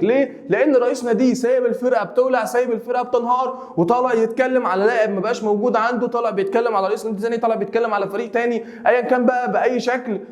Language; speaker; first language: Arabic; native; Arabic